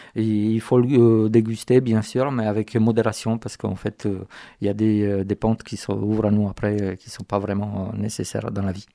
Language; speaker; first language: French; non-native, fluent; Romanian